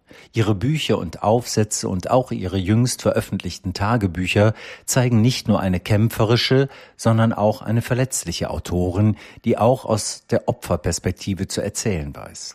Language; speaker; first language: German; native; German